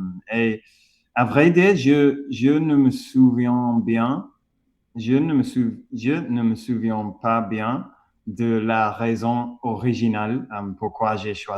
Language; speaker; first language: French; non-native, fluent; English